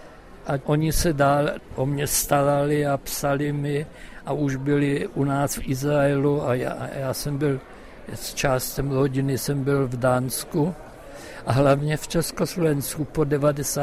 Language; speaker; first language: Czech; non-native, local second language; German